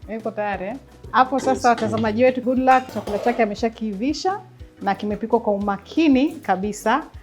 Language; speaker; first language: Swahili; native; Swahili